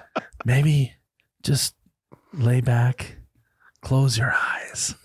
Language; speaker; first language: English; native; English